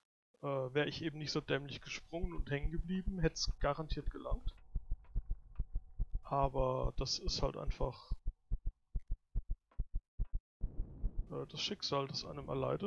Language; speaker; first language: German; native; German